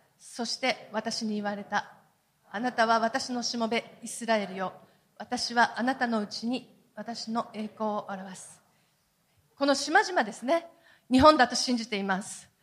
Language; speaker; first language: Japanese; native; Japanese